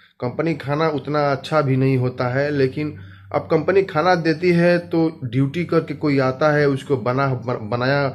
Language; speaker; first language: Hindi; native; Hindi